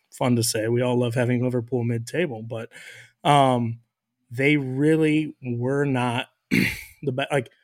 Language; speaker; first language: English; native; English